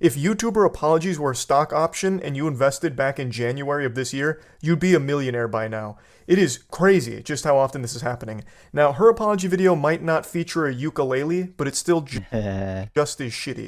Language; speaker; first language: English; native; English